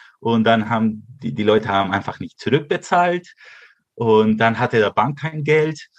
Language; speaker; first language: German; early bilingual, heritage; Spanish